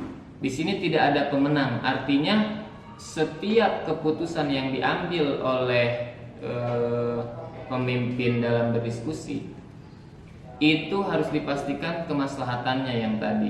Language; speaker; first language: Indonesian; native; Indonesian